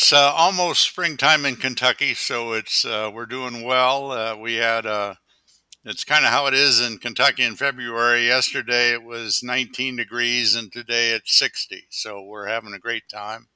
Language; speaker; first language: English; native; English